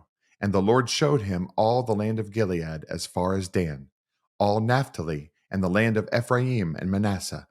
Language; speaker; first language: English; native; English